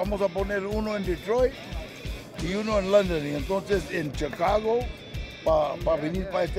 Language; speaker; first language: Spanish; early bilingual, heritage; English